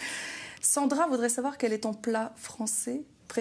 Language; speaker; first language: French; native; French